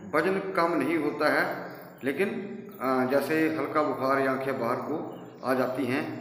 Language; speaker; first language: Hindi; native; Hindi